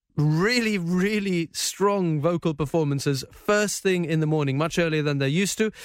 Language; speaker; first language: English; native; English